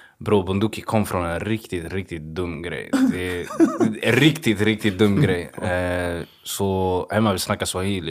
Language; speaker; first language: Swedish; early bilingual, other home language; Swahili